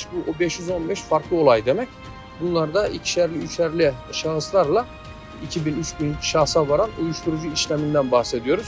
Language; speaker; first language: Turkish; native; Turkish